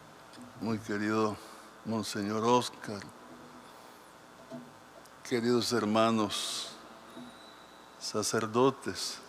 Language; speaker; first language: Spanish; native; Spanish